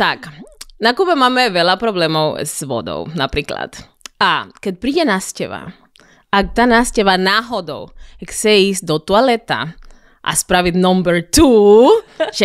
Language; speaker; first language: Slovak; non-native, fluent; Spanish